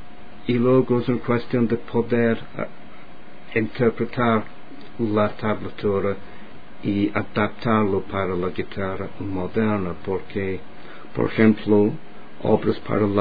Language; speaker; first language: Spanish; non-native, fluent; English